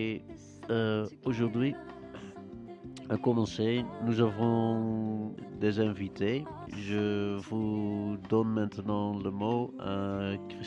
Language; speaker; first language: French; non-native, fluent; Dutch